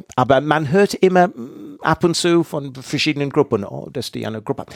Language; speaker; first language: German; non-native, fluent; English